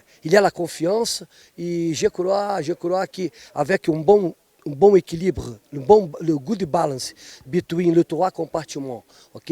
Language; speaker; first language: French; non-native, fluent; Portuguese